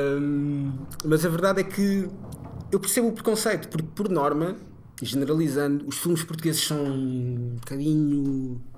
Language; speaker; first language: Portuguese; early bilingual, other home language; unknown